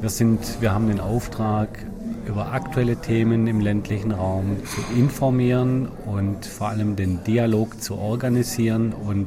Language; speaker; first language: German; native; German